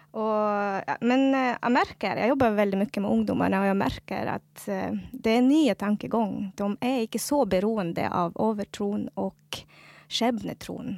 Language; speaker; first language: Norwegian; non-native, fluent; Russian